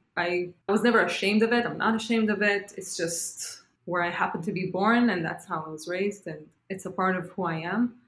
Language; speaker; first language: English; non-native, fluent; Hebrew